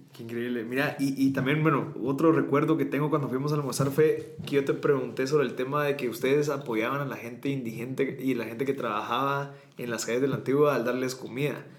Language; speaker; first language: Spanish; native; Spanish